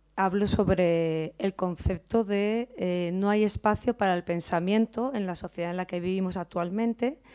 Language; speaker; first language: Spanish; native; Spanish